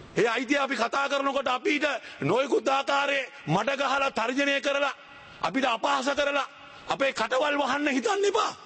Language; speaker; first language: Sinhala; non-native, local second language; Tamil